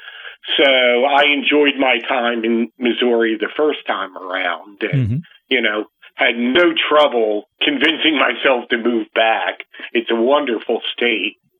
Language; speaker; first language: English; native; English